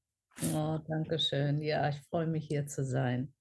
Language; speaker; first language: German; non-native, fluent; English